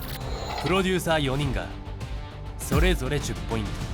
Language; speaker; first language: Japanese; native; Japanese